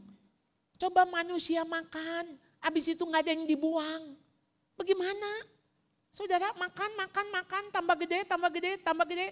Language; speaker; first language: Indonesian; native; Indonesian